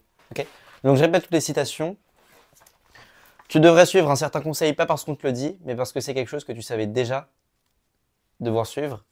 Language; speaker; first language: French; native; French